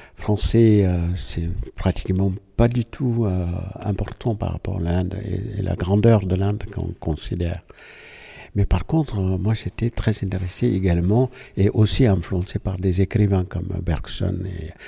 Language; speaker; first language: French; non-native, fluent; Malayalam